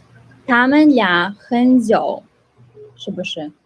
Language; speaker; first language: Chinese; non-native, learner; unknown